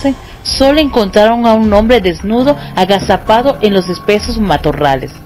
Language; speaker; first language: Spanish; native; Spanish